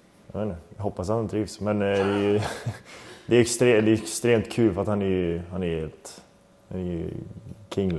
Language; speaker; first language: Swedish; native; Swedish